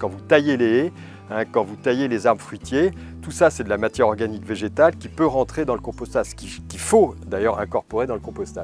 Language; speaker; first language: French; native; French